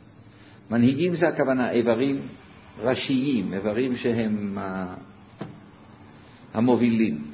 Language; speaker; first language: Hebrew; native; Hebrew